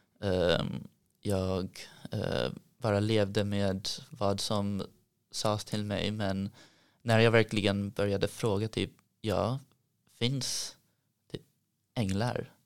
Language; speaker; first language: Swedish; early bilingual, heritage; Swedish